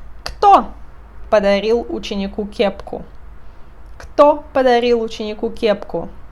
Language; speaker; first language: Russian; non-native, fluent; Portuguese